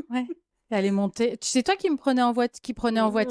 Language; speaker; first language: French; native; French